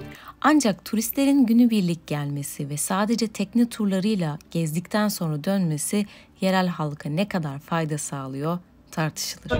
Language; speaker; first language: Turkish; native; Turkish